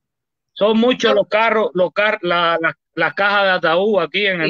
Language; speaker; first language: Spanish; native; Spanish